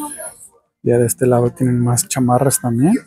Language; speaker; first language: Spanish; early bilingual, heritage; Spanish